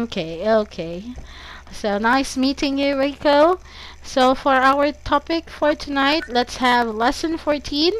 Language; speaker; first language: English; non-native, fluent; Cebuano